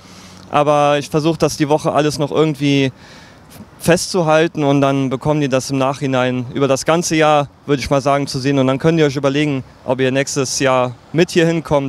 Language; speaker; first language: German; native; German